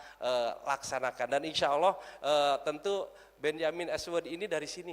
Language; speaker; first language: Indonesian; native; Indonesian